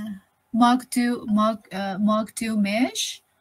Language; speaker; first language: German; non-native, learner; Persian